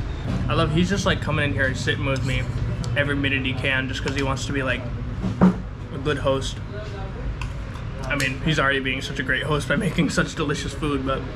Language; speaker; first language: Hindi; non-native, fluent; English